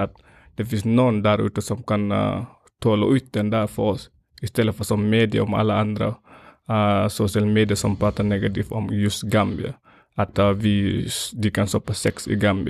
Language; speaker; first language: Swedish; non-native, fluent; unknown